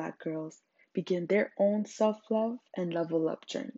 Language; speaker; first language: English; non-native, local second language; Shona